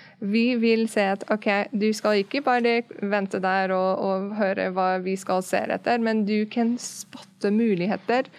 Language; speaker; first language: Norwegian; non-native, fluent; English